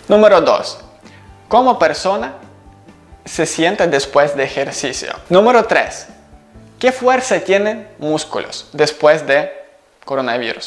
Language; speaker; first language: Spanish; non-native, learner; Ukrainian